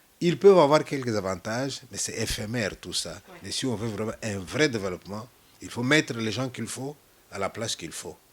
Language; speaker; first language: French; non-native, local second language; Luba-Lulua